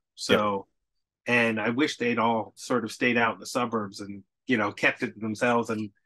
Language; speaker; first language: English; native; English